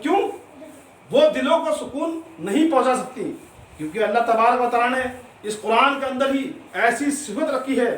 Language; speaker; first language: Urdu; native; Urdu